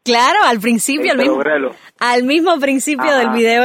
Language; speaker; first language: Spanish; native; Spanish